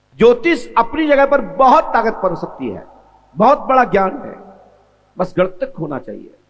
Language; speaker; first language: Hindi; native; Hindi